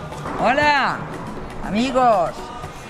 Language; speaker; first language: Spanish; non-native, learner; French